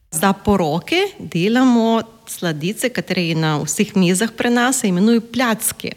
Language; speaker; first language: Slovenian; non-native, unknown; Ukrainian